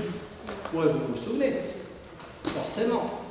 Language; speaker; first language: French; native; French